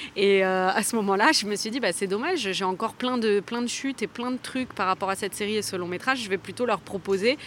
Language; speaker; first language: French; native; French